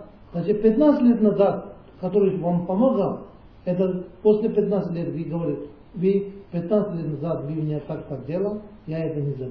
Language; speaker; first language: Russian; non-native, learner; Tibetan